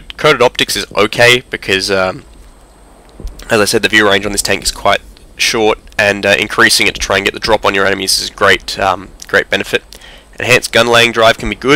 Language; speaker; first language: English; native; English